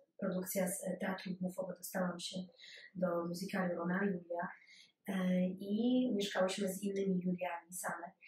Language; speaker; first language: Polish; early bilingual, other home language; Ukrainian